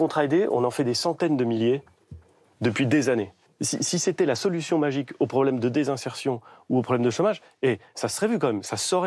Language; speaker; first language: French; native; French